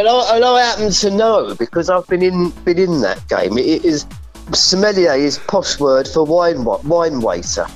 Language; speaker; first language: English; native; English